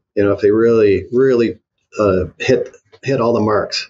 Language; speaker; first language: English; native; English